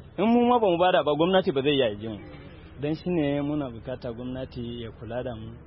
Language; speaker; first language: Hausa; non-native, local second language; Kanuri